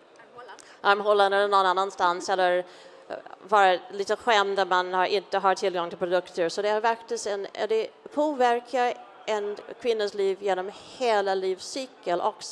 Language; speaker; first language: Swedish; non-native, fluent; English